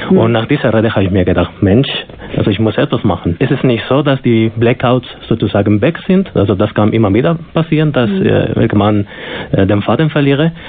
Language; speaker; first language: German; non-native, fluent; Spanish